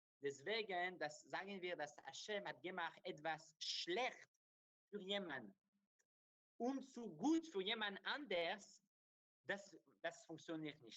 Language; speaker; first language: German; non-native, learner; Hebrew